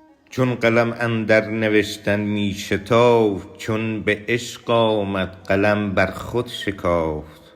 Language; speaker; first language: Persian; native; Persian